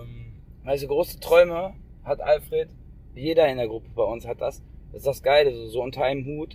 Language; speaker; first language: German; native; German